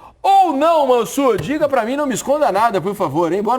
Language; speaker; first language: Portuguese; native; Portuguese